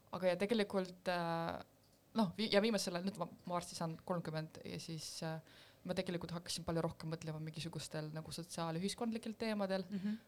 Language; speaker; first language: Estonian; non-native, local second language; Russian